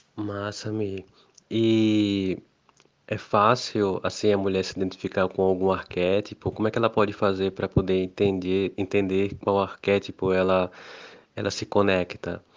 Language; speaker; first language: Portuguese; native; Portuguese